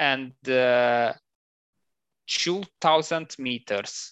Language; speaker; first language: English; non-native, learner; Italian